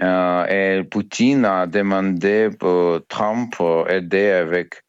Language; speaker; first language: French; non-native, fluent; Ukrainian